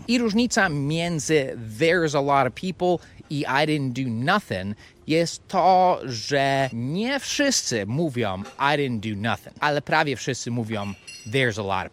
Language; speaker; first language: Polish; non-native, fluent; English